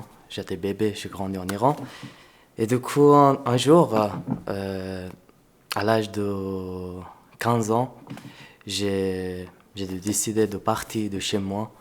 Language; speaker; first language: French; non-native, fluent; Persian